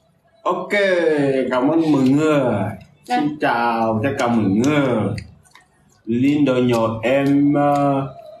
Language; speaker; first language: Vietnamese; non-native, fluent; Portuguese